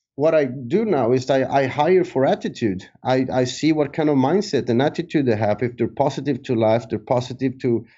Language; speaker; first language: English; early bilingual, other home language; Spanish